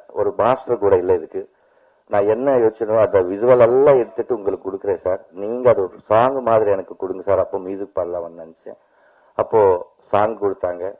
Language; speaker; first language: Tamil; non-native, learner; Telugu